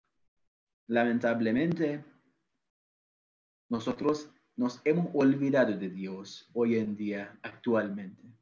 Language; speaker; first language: Spanish; non-native, fluent; Persian